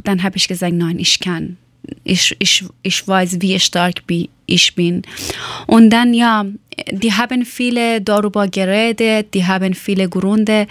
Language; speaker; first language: German; non-native, learner; Persian